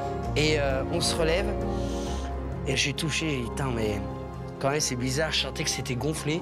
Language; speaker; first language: French; native; French